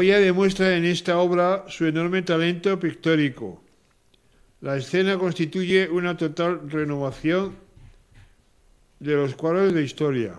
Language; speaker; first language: Spanish; native; Spanish